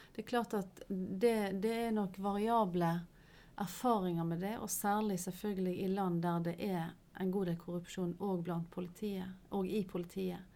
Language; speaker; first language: Norwegian; native; Norwegian